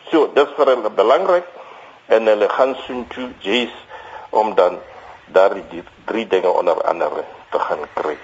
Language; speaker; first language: Afrikaans; non-native, local second language; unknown